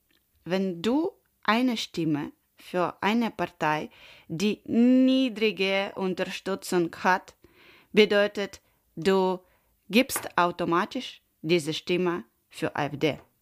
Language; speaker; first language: German; non-native, learner; Ukrainian